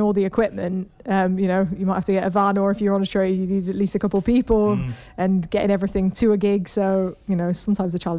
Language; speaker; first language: English; native; English